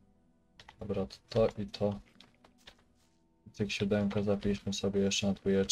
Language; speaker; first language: Polish; native; Polish